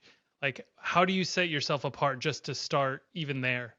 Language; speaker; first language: English; native; English